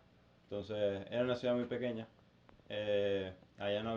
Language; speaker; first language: Spanish; native; Spanish